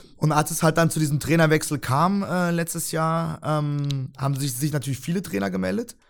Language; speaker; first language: German; early bilingual, other home language; Russian